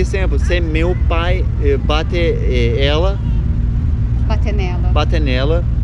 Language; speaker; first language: Portuguese; non-native, learner; Turkish